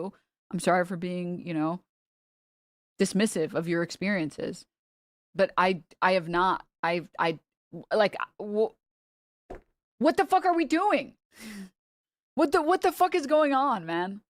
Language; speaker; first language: English; native; English